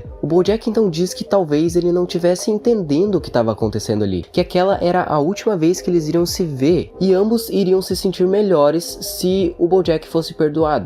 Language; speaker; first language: Portuguese; native; Portuguese